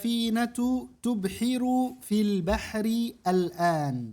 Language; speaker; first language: Arabic; non-native, fluent; Indonesian